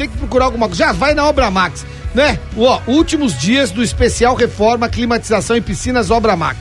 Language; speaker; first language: Portuguese; native; Portuguese